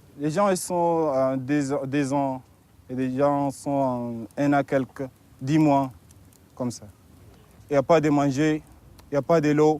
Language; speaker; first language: French; non-native, learner; Arabic